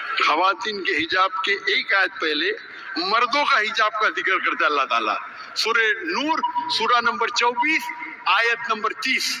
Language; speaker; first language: Urdu; non-native, local second language; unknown